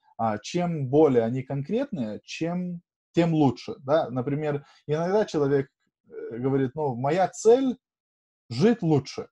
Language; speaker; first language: Russian; non-native, fluent; Lithuanian